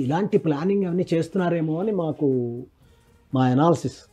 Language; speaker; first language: Telugu; native; Telugu